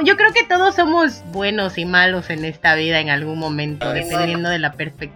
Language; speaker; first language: Spanish; native; Spanish